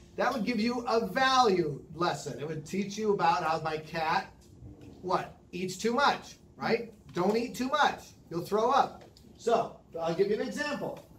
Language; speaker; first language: English; native; English